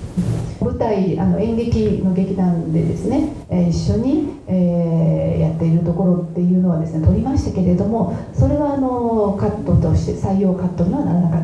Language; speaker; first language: Japanese; native; Japanese